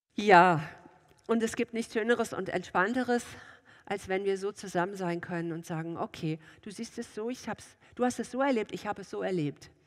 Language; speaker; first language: German; native; German